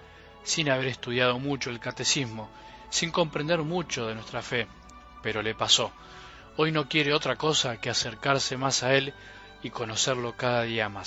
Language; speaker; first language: Spanish; native; Spanish